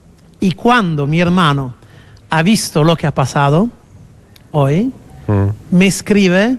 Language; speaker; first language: Spanish; non-native, fluent; Italian